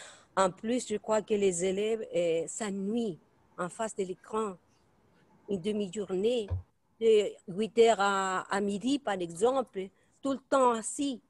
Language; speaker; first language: French; non-native, fluent; Spanish